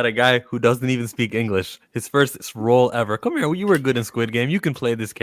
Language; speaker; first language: English; native; English